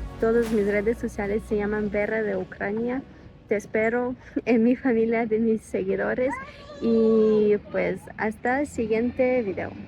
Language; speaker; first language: Spanish; non-native, fluent; Ukrainian